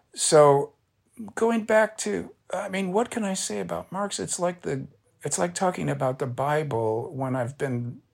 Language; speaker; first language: English; native; English